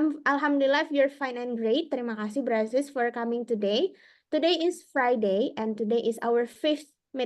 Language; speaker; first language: English; non-native, local second language; Indonesian